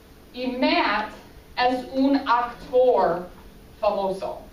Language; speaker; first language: Spanish; non-native, fluent; English